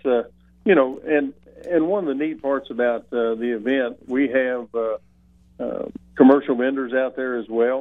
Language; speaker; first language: English; native; English